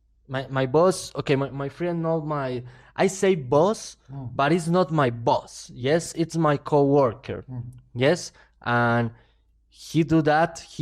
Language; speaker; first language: English; non-native, learner; Spanish